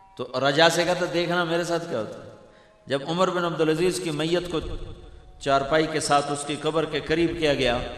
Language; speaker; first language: Urdu; non-native, local second language; Punjabi